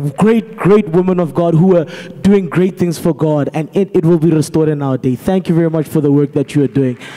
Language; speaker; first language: English; non-native, local second language; Zulu